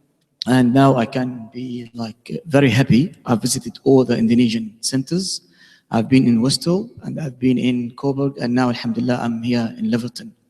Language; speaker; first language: English; non-native, fluent; Arabic